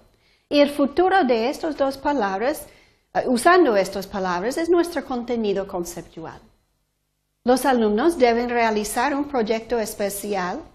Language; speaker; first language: Spanish; non-native, fluent; English